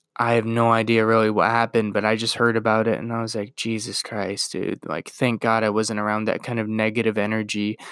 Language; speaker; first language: English; native; English